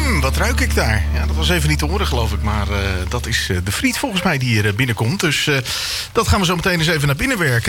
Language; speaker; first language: Dutch; native; Dutch